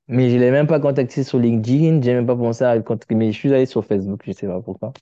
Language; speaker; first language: French; non-native, local second language; Lingala